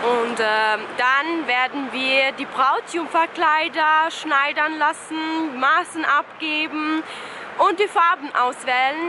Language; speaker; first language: German; early bilingual, other home language; Albanian